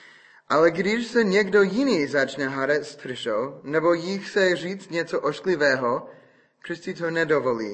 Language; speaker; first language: Czech; non-native, fluent; English